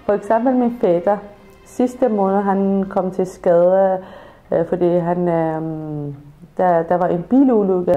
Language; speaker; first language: Danish; non-native, learner; Persian